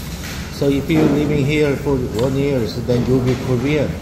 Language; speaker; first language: English; non-native, learner; Korean